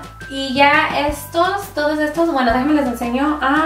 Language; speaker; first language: Spanish; early bilingual, heritage; Spanish